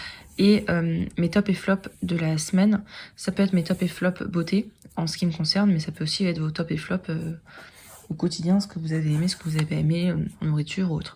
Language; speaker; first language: French; native; French